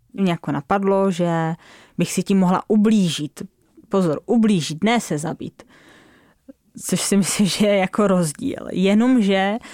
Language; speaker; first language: Czech; native; Czech